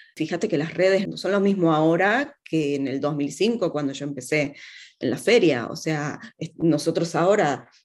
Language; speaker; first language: Spanish; native; Spanish